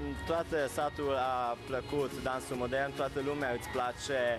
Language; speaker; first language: Romanian; non-native, local second language; Hungarian